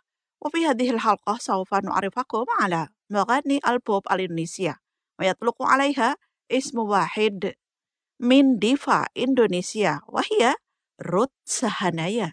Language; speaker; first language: Arabic; non-native, fluent; Indonesian